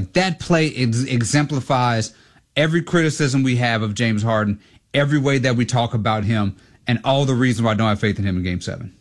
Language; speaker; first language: English; native; English